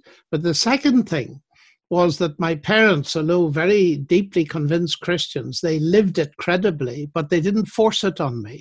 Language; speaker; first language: English; native; English